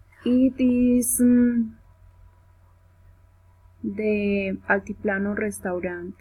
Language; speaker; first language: English; non-native, learner; Spanish